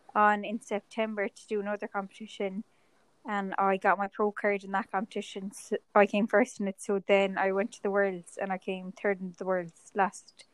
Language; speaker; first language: English; native; English